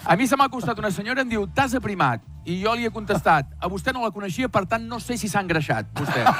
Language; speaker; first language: Catalan; native; Catalan